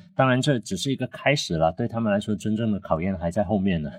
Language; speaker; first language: Chinese; non-native, local second language; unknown